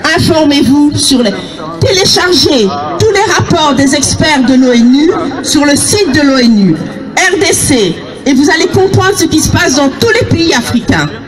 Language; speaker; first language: French; early bilingual, other home language; Lingala